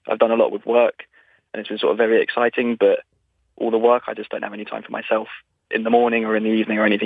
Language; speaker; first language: English; native; English